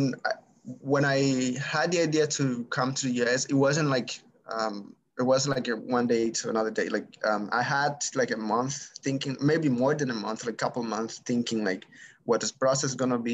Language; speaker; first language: English; non-native, fluent; Spanish